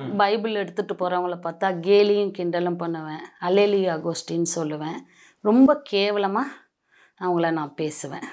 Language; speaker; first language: Tamil; non-native, local second language; Marathi